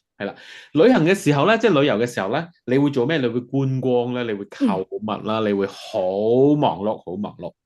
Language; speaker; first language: Cantonese; early bilingual, heritage; Cantonese